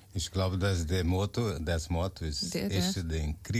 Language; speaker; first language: German; non-native, learner; Portuguese